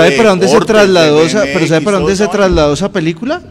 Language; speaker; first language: Spanish; native; Spanish